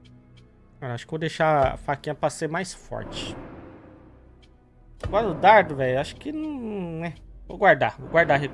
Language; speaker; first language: Portuguese; native; Portuguese